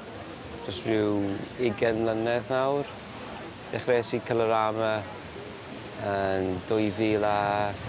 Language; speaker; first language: Welsh; native; Welsh